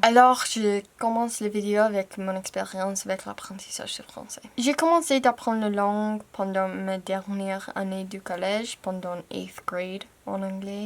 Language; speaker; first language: French; non-native, fluent; English